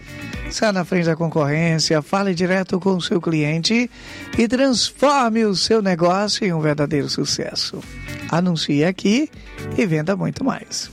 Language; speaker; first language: Portuguese; native; Portuguese